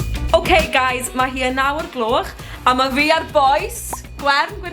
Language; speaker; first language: Welsh; native; Welsh